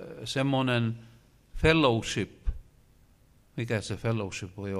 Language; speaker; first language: Finnish; non-native, learner; Russian